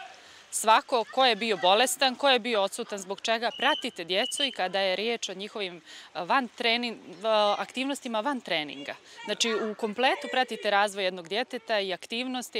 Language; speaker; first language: Serbian; native; Serbian